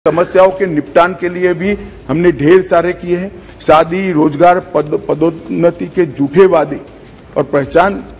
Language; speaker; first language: Hindi; non-native, local second language; Gujarati